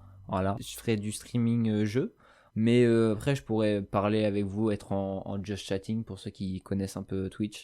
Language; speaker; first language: French; native; French